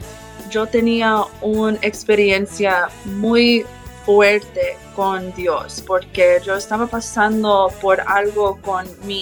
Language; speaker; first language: Spanish; early bilingual, heritage; English